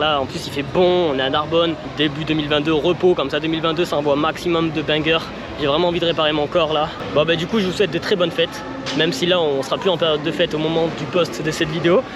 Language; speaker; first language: French; native; French